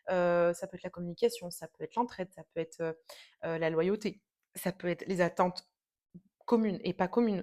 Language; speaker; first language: French; native; French